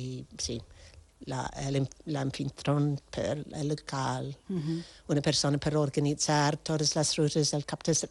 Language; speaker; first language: Catalan; non-native, fluent; French